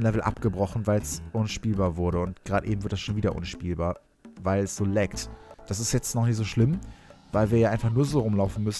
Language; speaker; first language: German; native; German